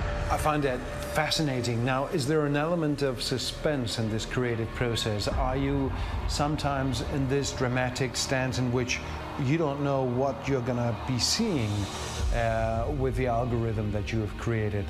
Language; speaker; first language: English; non-native, fluent; Spanish